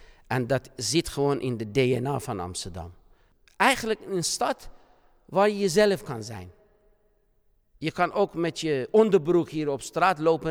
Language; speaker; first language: Dutch; non-native, fluent; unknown